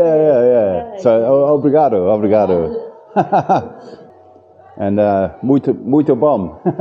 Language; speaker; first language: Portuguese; non-native, learner; English